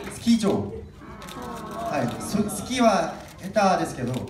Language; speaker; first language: Japanese; non-native, learner; Korean